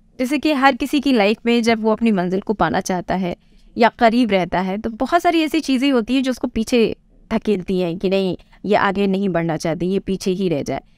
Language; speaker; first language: Hindi; native; Hindi